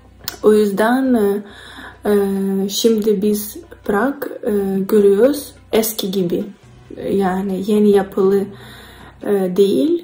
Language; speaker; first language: Turkish; non-native, learner; Ukrainian